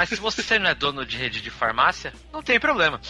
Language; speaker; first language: Portuguese; native; Portuguese